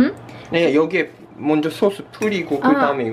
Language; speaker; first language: Korean; non-native, learner; Japanese